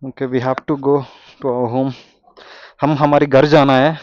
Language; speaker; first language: Hindi; non-native, local second language; Telugu